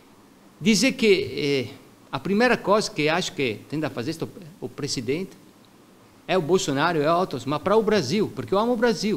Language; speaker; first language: Portuguese; non-native, fluent; Italian